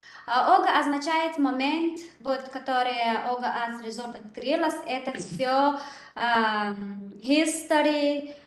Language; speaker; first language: Russian; non-native, learner; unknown